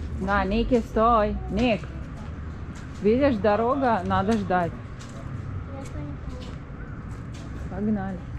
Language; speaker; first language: Russian; native; Russian